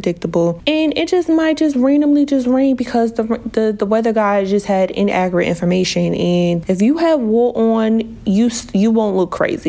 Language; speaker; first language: English; native; English